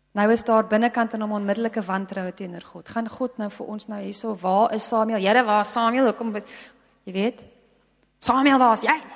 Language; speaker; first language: Afrikaans; non-native, local second language; English